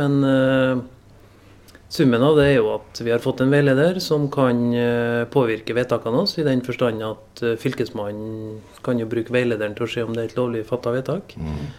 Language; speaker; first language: Norwegian; native; Norwegian